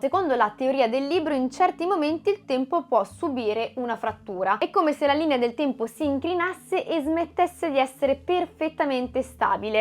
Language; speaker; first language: Italian; native; Italian